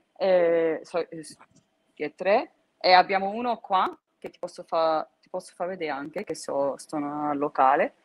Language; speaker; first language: Italian; early bilingual, heritage; Italian